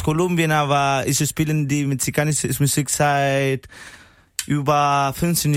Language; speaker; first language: German; non-native, learner; Spanish